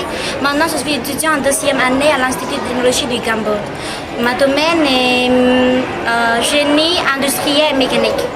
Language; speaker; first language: French; non-native, learner; Khmer